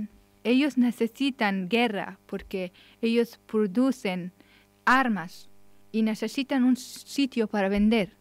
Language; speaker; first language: Spanish; non-native, learner; Persian